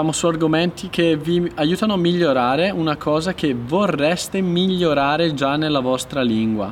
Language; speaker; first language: Italian; native; Italian